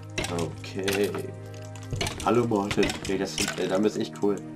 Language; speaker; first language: German; native; German